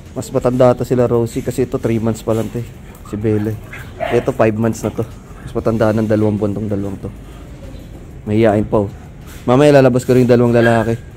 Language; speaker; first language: Filipino; native; Filipino